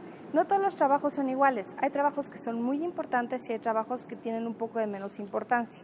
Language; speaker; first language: Spanish; native; Spanish